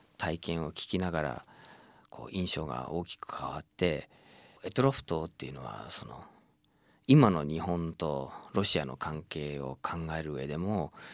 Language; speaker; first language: Japanese; non-native, fluent; English